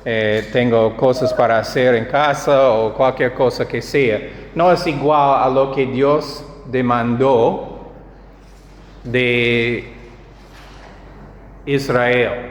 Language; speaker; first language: Spanish; non-native, fluent; English